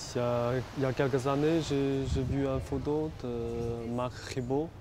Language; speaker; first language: French; non-native, fluent; Chinese